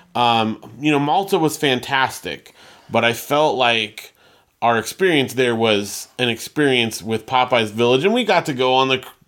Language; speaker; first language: English; early bilingual, other home language; Italian